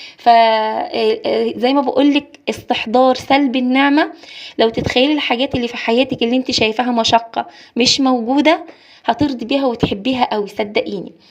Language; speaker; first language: Egyptian Arabic; native; Egyptian Arabic